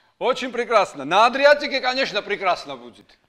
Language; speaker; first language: Russian; non-native, fluent; Georgian